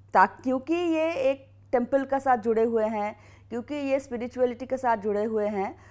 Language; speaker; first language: Hindi; native; Hindi